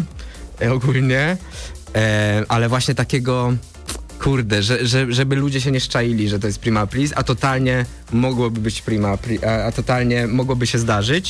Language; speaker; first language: Polish; native; Polish